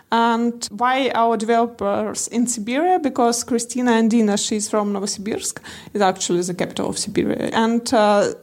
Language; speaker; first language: English; non-native, learner; Russian